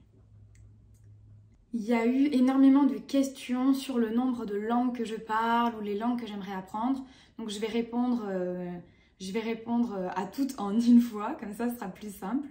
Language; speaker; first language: French; native; French